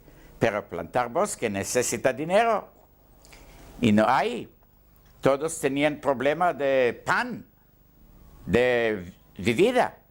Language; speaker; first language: Spanish; non-native, learner; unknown